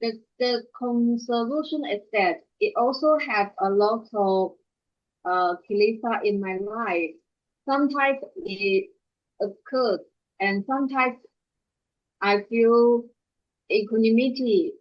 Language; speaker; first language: English; non-native, learner; Chinese